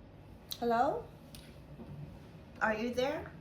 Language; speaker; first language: English; non-native, learner; Japanese